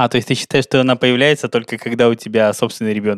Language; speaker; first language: Russian; native; Russian